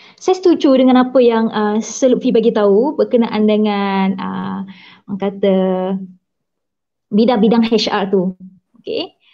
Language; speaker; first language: Malay; native; Malay